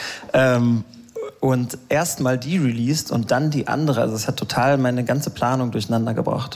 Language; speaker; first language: German; native; German